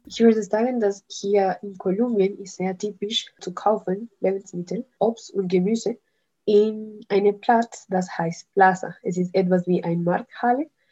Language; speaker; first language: German; non-native, learner; Spanish